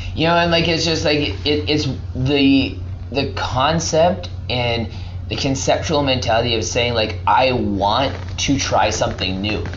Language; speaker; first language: English; native; English